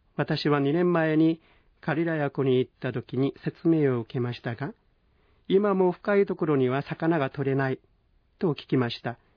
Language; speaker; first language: Japanese; non-native, fluent; Korean